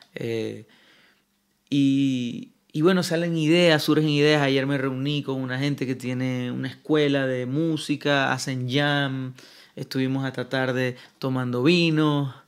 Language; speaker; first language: Spanish; native; Spanish